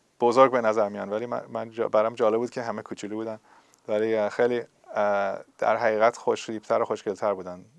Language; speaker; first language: Persian; early bilingual, heritage; Persian